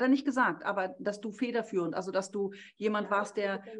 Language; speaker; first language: German; native; German